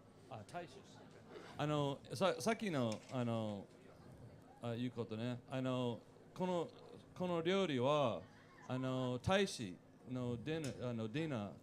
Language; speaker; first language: Japanese; non-native, learner; English